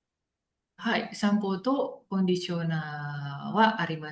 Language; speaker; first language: Japanese; non-native, learner; Indonesian